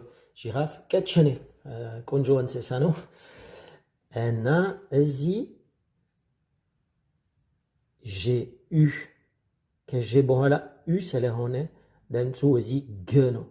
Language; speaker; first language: Amharic; non-native, fluent; French